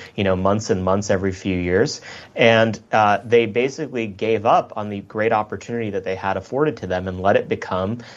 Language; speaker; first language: English; native; English